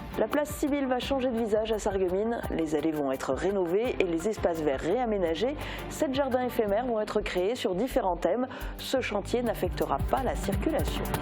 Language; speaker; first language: French; native; French